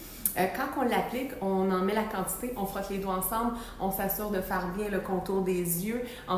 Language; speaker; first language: French; native; French